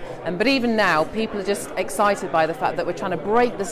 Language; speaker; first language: English; native; English